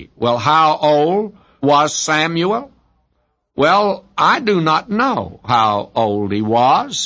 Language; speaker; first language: English; native; English